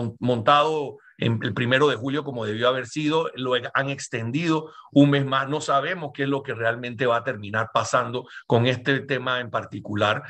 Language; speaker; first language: Spanish; native; Spanish